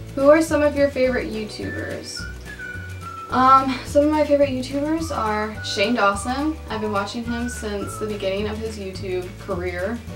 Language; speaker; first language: English; native; English